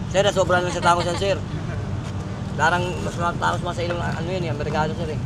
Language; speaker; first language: Filipino; non-native, local second language; Cebuano